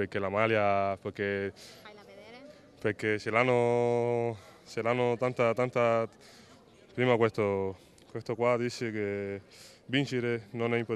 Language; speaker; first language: Italian; non-native, fluent; Spanish